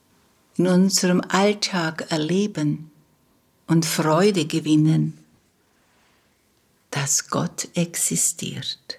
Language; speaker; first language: German; native; German